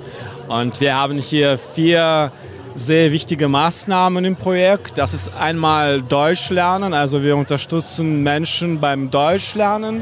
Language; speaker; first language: German; non-native, fluent; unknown